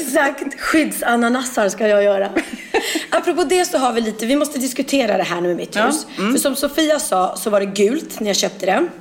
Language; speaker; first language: Swedish; native; Swedish